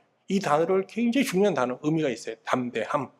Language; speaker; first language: Korean; native; Korean